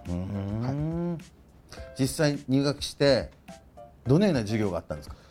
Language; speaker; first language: Japanese; native; Japanese